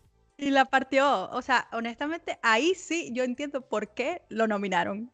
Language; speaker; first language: Spanish; native; Spanish